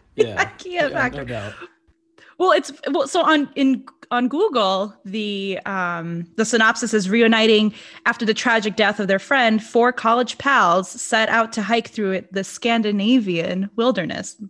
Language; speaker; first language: English; non-native, fluent; Portuguese